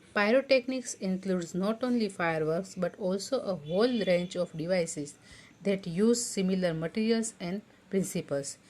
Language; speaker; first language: English; non-native, local second language; Gujarati